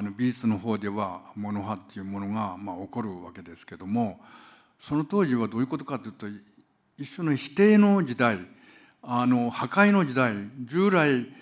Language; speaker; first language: Japanese; non-native, fluent; Korean